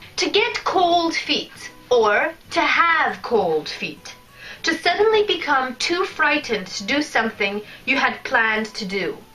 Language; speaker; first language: English; non-native, fluent; Polish